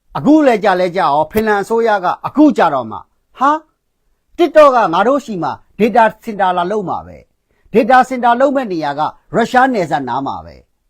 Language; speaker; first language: Burmese; non-native, local second language; Kachin